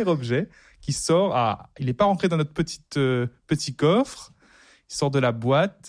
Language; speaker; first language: French; native; French